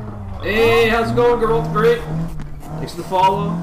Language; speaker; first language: English; native; English